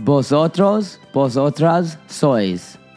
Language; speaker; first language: Spanish; non-native, learner; English